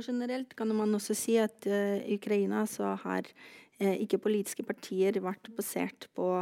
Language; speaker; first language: Norwegian; non-native, fluent; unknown